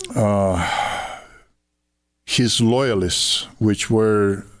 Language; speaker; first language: English; non-native, fluent; Romanian